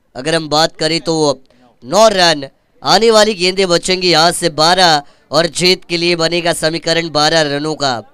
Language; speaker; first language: Hindi; non-native, local second language; Marathi